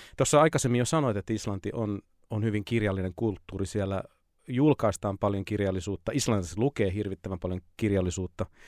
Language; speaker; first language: Finnish; native; Finnish